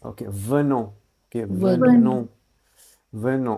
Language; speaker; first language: French; non-native, fluent; Sinhala